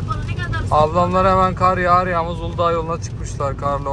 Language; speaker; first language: Turkish; native; Turkish